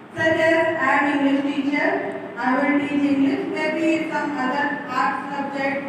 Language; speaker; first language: English; non-native, local second language; Hindi